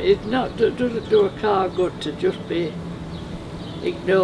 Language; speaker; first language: English; native; English